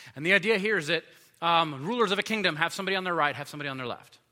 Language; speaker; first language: English; native; English